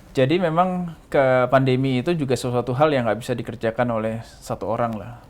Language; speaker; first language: Indonesian; native; Indonesian